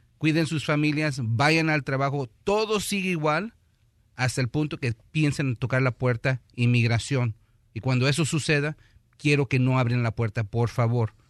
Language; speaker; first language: Spanish; early bilingual, heritage; Spanish